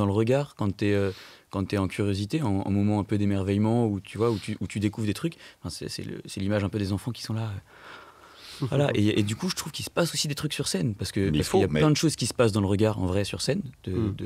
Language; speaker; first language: French; native; French